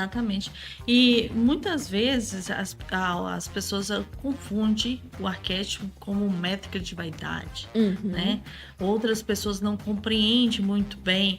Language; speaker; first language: Portuguese; native; Portuguese